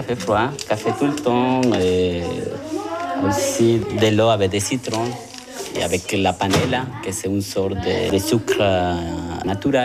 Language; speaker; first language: French; non-native, learner; Spanish